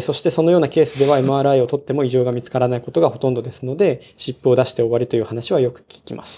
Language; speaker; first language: Japanese; native; Japanese